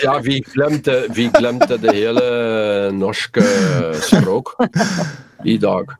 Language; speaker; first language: Norwegian; non-native, learner; Polish